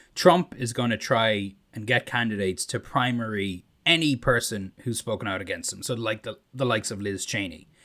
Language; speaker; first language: English; native; English